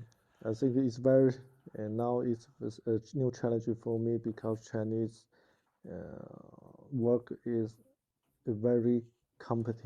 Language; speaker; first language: English; non-native, learner; Chinese